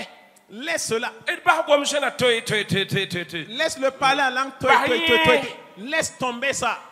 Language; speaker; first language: French; non-native, local second language; Mossi